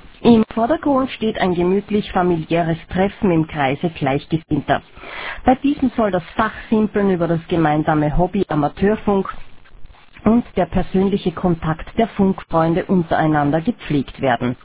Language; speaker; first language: German; native; German